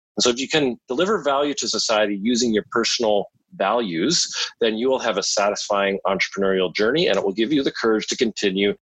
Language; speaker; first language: English; native; English